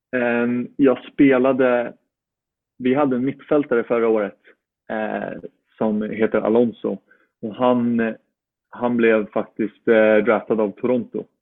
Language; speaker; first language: Swedish; native; Swedish